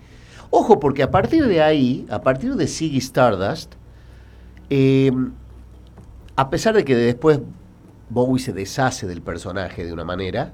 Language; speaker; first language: Spanish; native; Spanish